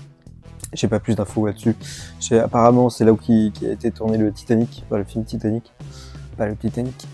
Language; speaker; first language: French; native; French